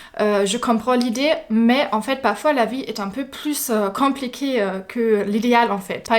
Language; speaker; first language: French; non-native, fluent; German